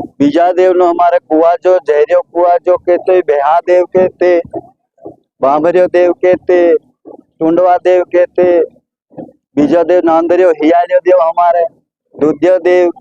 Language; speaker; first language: Gujarati; non-native, local second language; Rathawi